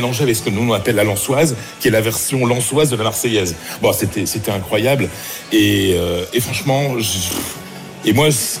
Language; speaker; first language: French; native; French